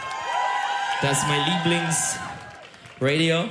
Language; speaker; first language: German; non-native, learner; Turkish